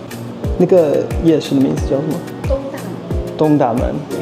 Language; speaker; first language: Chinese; non-native, learner; English